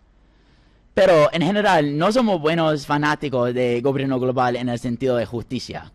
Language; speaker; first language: Spanish; non-native, fluent; English